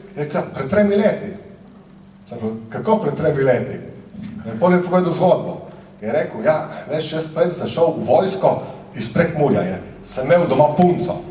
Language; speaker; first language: Slovenian; native; Slovenian